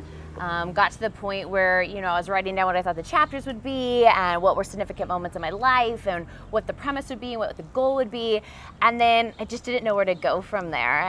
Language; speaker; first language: English; native; English